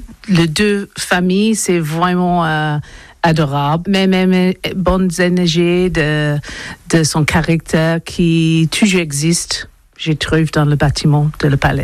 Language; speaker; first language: French; non-native, learner; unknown